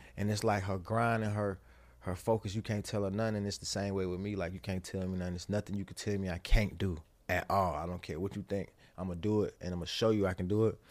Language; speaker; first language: English; native; English